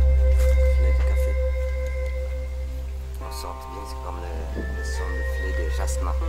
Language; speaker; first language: French; non-native, learner; Vietnamese